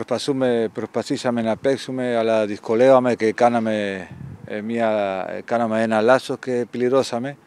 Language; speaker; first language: Greek; non-native, fluent; Spanish